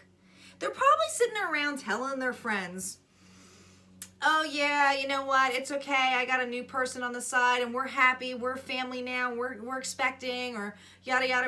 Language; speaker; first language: English; native; English